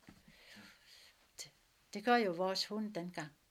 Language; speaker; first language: Danish; non-native, local second language; Kalaallisut